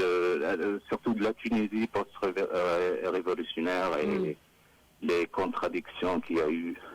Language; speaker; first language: French; non-native, local second language; Arabic